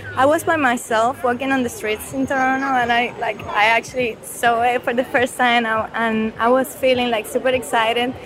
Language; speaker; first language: English; non-native, fluent; Spanish